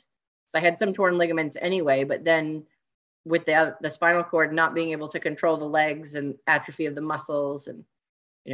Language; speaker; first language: English; native; English